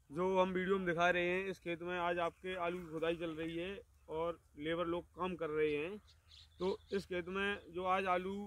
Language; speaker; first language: Hindi; native; Hindi